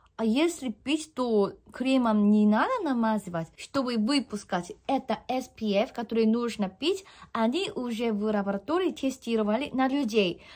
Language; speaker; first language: Russian; non-native, fluent; Korean